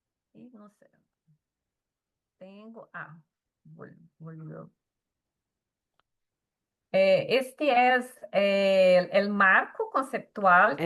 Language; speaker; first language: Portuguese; non-native, learner; Spanish